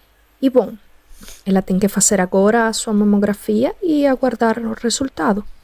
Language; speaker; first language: Portuguese; non-native, fluent; Spanish